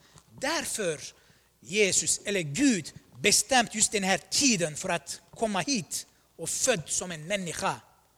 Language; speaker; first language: Swedish; non-native, fluent; Armenian